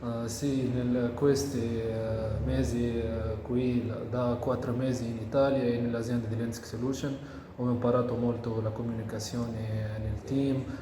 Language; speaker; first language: Italian; non-native, learner; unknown